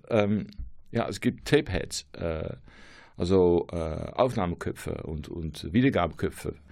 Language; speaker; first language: German; non-native, learner; Dutch